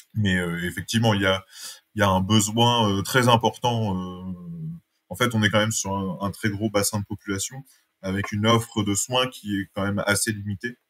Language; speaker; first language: French; native; French